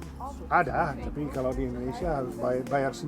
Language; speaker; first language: Indonesian; non-native, fluent; Dutch